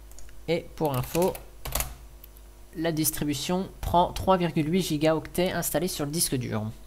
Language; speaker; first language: French; native; French